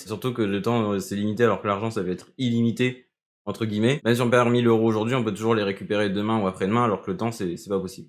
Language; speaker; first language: French; native; French